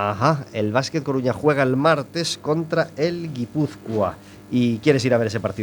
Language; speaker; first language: Spanish; native; Spanish